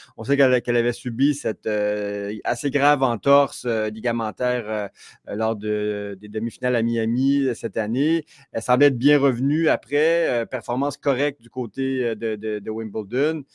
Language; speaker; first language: French; native; French